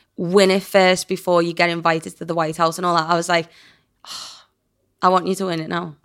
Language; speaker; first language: English; native; English